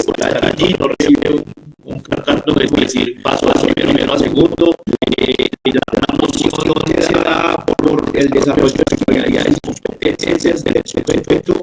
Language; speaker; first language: Spanish; native; Spanish